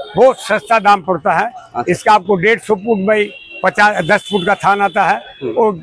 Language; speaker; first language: Hindi; non-native, local second language; Bangla